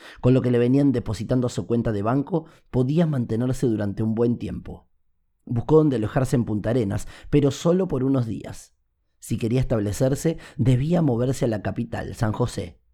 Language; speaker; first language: Spanish; native; Spanish